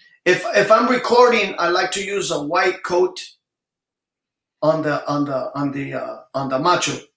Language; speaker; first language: English; early bilingual, other home language; Spanish